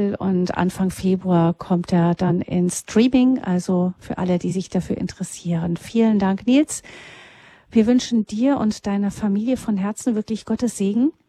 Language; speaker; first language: German; native; German